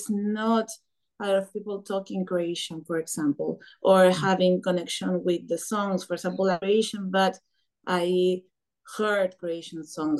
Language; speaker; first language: English; non-native, fluent; Spanish